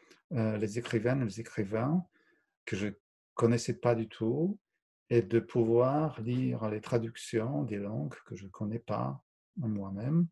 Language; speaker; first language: French; non-native, fluent; Polish